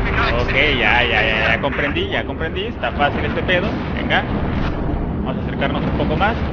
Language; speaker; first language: Spanish; native; Spanish